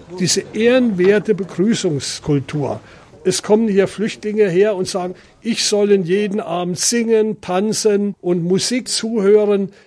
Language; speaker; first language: German; native; German